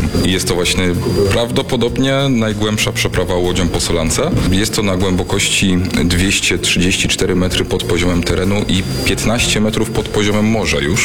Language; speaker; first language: Polish; native; Polish